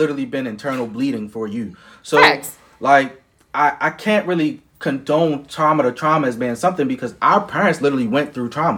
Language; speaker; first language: English; native; English